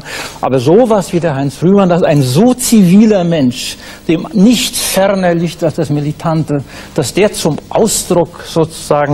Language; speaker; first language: German; native; German